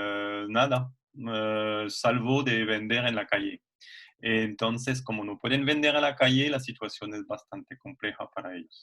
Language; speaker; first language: Spanish; non-native, fluent; French